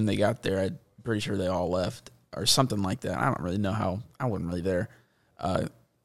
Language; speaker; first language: English; native; English